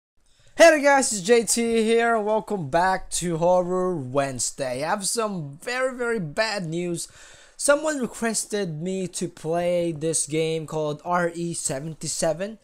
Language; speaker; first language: English; non-native, local second language; Filipino